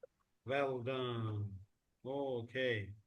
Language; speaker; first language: English; non-native, fluent; Urdu